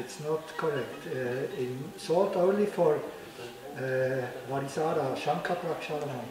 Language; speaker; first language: English; non-native, learner; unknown